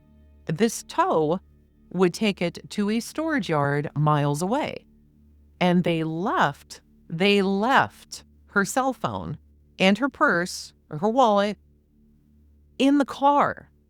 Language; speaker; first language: English; native; English